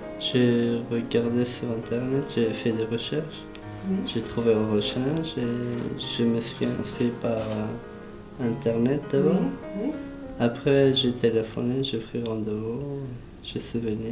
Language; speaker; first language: French; early bilingual, other home language; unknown